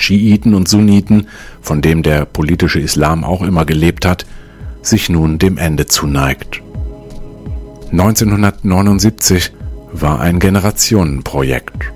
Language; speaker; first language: German; native; German